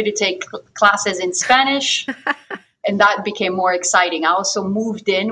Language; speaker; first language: English; non-native, fluent; French